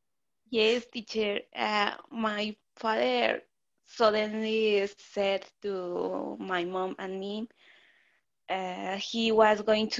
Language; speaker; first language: English; non-native, learner; Spanish